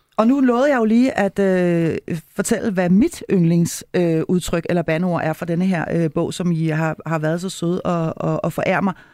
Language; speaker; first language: Danish; native; Danish